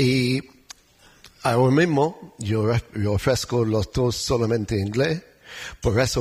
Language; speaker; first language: Spanish; non-native, learner; English